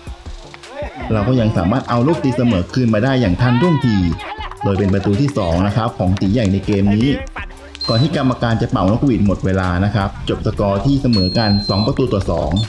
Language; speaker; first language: Thai; native; Thai